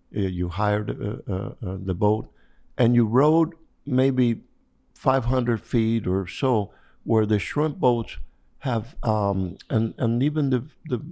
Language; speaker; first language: English; non-native, fluent; Spanish